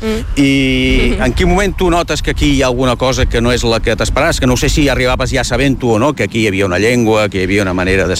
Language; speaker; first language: Catalan; native; Catalan